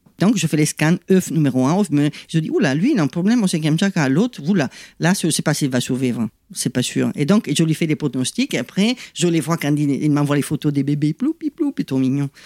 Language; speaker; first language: French; non-native, fluent; Italian